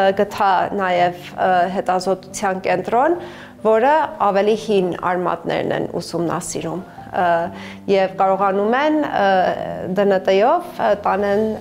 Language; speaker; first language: Armenian; early bilingual, heritage; Armenian